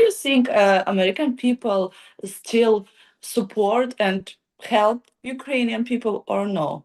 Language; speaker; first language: English; non-native, learner; Ukrainian